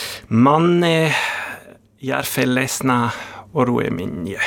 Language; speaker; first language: Finnish; non-native, learner; German